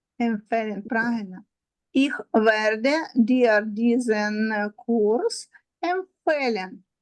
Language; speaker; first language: German; non-native, learner; Ukrainian